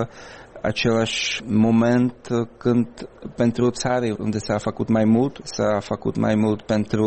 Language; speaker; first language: Romanian; non-native, learner; Czech